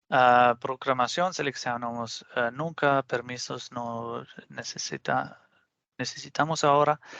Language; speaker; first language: Spanish; non-native, fluent; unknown